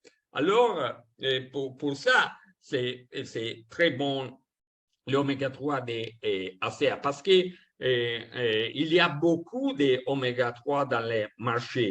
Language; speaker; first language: French; non-native, fluent; Italian